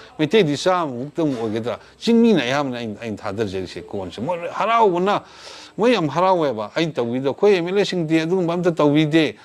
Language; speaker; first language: Manipuri; non-native, local second language; Thado Chin